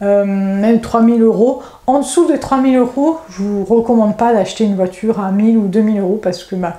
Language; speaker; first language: French; native; French